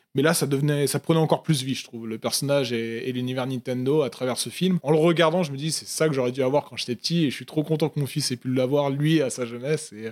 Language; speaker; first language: French; native; French